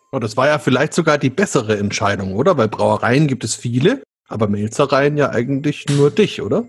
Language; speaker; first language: German; native; German